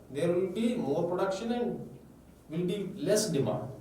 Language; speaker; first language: English; non-native, local second language; Kannada